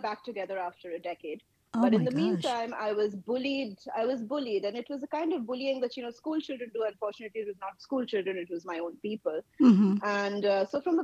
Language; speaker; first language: English; non-native, local second language; Bangla